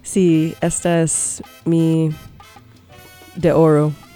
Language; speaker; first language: Spanish; non-native, learner; English